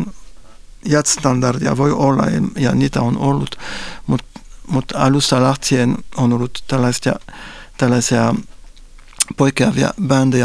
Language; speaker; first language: Finnish; non-native, fluent; French